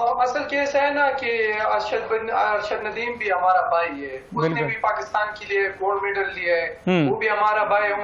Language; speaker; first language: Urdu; non-native, local second language; Pashto